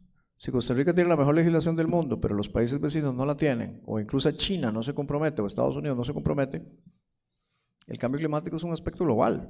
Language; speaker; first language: Spanish; native; Spanish